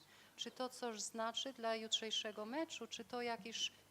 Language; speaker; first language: Polish; non-native, fluent; Albanian